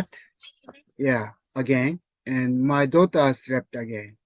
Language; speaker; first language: English; non-native, learner; Japanese